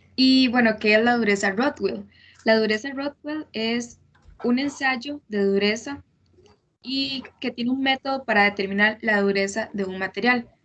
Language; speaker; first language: Spanish; native; Spanish